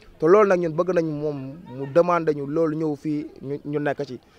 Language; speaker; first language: Wolof; native; Wolof